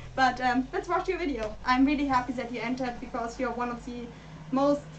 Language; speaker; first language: English; non-native, fluent; German